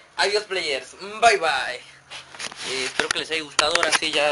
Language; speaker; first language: Spanish; native; Spanish